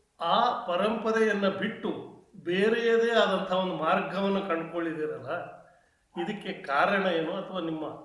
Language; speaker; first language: Kannada; native; Kannada